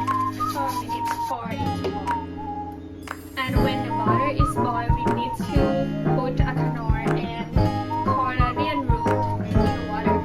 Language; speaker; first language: English; non-native, learner; Thai